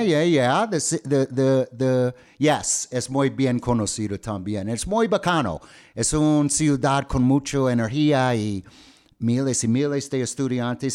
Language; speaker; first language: Spanish; non-native, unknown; English